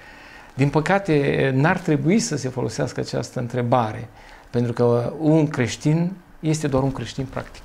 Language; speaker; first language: Romanian; native; Romanian